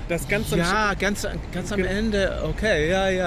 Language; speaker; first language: German; non-native, learner; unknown